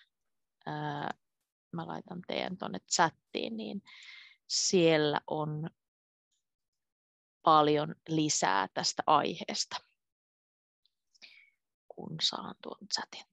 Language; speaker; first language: Finnish; native; Finnish